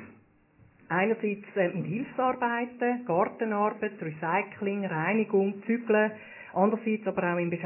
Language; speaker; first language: German; native; German